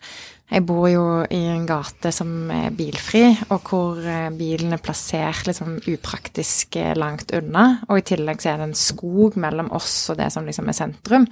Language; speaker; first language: Norwegian; native; Norwegian